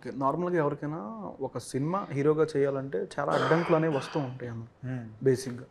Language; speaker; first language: Telugu; native; Telugu